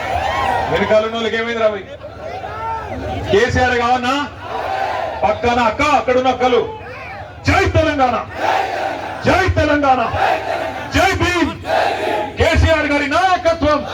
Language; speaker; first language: Telugu; native; Telugu